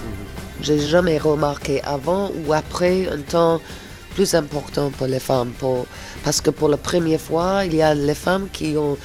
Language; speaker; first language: French; non-native, fluent; English